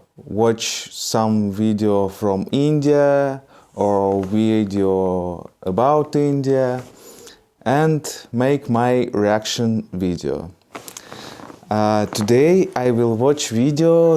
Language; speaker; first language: English; non-native, learner; Russian